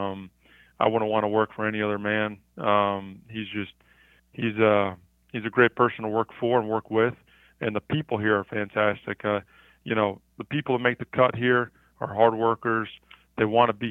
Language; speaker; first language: English; native; English